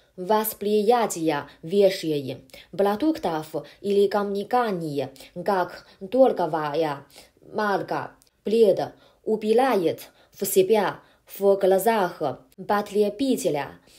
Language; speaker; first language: Russian; non-native, learner; Chinese